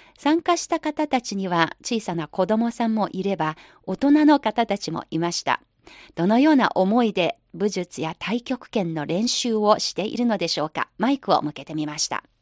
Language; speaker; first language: Japanese; non-native, fluent; Chinese